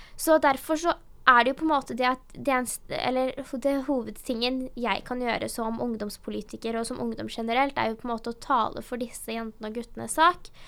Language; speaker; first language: Norwegian; early bilingual, other home language; Urdu